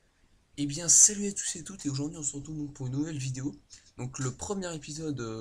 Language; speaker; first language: French; native; French